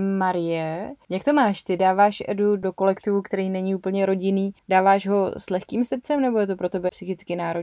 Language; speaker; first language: Czech; native; Czech